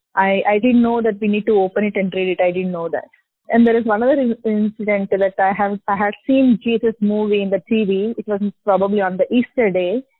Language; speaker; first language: English; non-native, local second language; Telugu